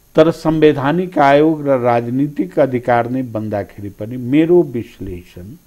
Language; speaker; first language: Nepali; non-native, local second language; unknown